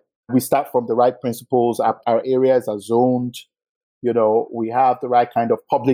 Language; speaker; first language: English; non-native, local second language; Yoruba